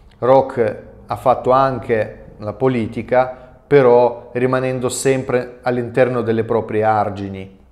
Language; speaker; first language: Italian; non-native, fluent; Russian